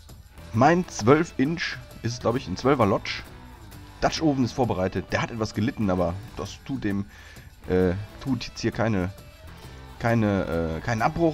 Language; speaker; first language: German; native; German